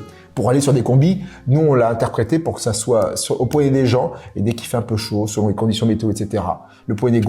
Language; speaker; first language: French; native; French